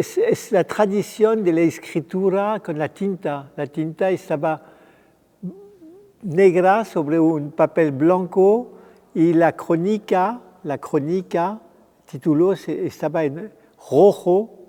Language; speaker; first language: Spanish; non-native, fluent; French